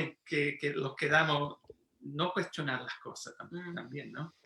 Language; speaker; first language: Spanish; non-native, fluent; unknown